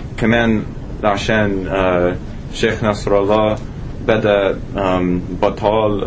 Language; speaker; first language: Arabic; non-native, learner; English